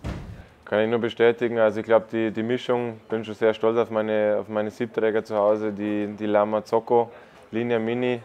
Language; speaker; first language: German; native; German